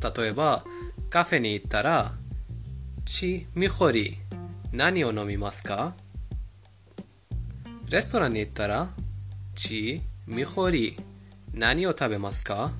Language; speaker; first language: Japanese; non-native, learner; Persian